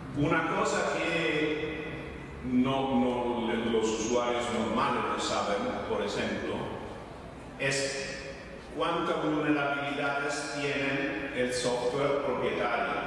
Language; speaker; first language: Spanish; non-native, fluent; Italian